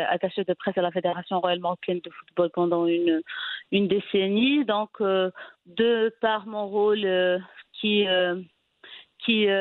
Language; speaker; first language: French; non-native, local second language; Arabic